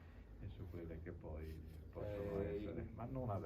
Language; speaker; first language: Italian; native; Italian